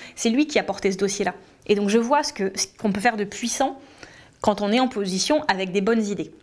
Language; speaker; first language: French; native; French